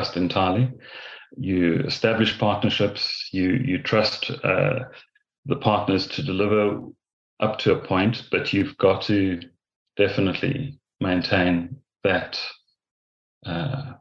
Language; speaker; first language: English; native; English